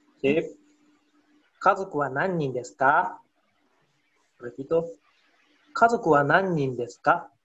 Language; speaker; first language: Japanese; non-native, learner; Spanish